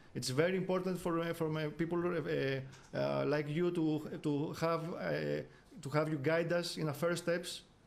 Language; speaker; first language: English; non-native, fluent; Greek